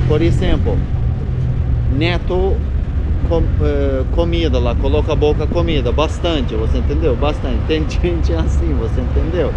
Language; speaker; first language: Portuguese; non-native, learner; Turkish